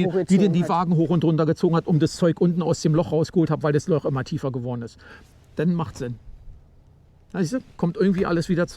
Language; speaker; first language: German; native; German